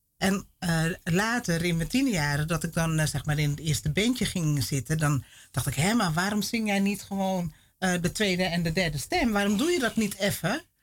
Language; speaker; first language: Dutch; native; Dutch